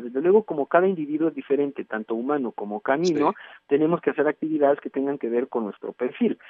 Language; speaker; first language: Spanish; native; Spanish